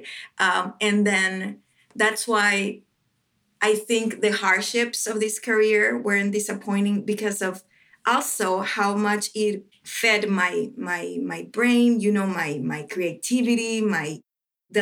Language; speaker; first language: English; non-native, fluent; Spanish